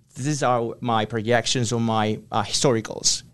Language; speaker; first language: English; non-native, fluent; Spanish